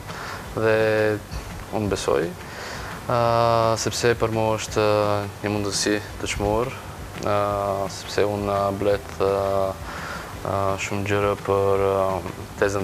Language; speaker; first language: Albanian; non-native, learner; Bulgarian